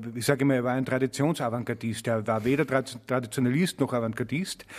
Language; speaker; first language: German; native; German